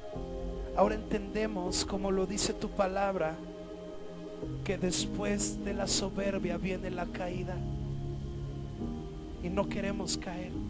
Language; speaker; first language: Spanish; native; Spanish